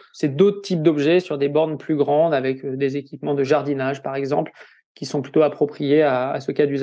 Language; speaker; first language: French; native; French